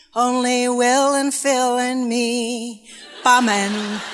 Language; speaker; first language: English; native; English